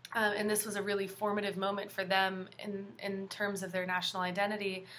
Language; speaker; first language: English; native; English